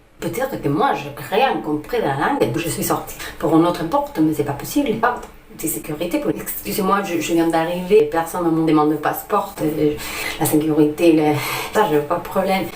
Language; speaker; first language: French; non-native, fluent; Spanish